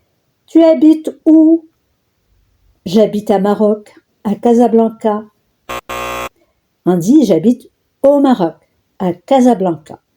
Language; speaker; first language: French; non-native, local second language; Arabic